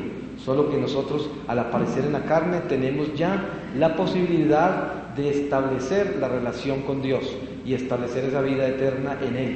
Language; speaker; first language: Spanish; native; Spanish